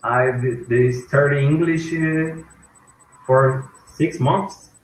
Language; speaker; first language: English; non-native, learner; Portuguese